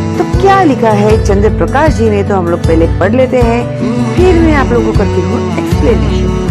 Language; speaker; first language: Hindi; non-native, local second language; Marathi